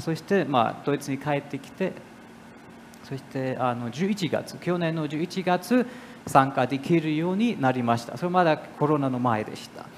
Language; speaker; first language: Japanese; non-native, fluent; German